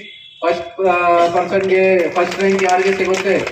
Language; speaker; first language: Kannada; non-native, fluent; Hindi